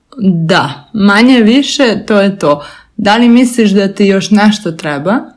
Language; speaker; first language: Serbian; native; Serbian